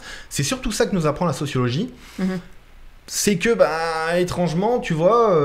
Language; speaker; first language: French; native; French